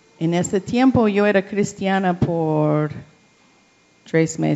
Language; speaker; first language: Spanish; non-native, learner; English